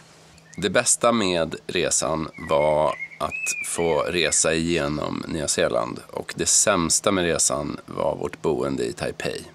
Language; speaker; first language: Swedish; native; Swedish